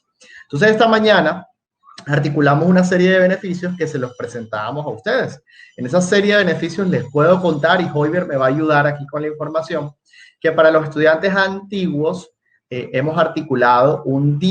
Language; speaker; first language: Spanish; native; Spanish